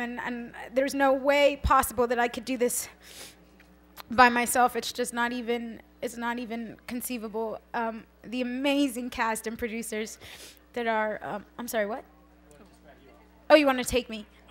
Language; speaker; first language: English; early bilingual, other home language; Spanish